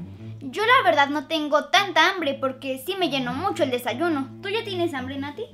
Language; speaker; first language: Spanish; native; Spanish